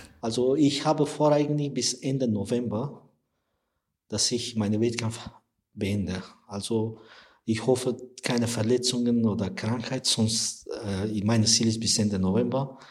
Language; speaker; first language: German; non-native, learner; Persian